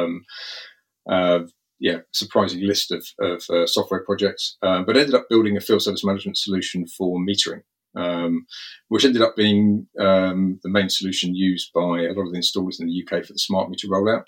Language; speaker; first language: English; native; English